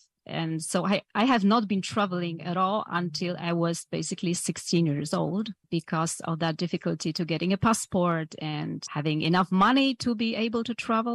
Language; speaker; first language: English; non-native, fluent; Polish